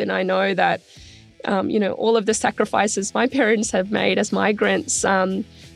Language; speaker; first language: English; native; English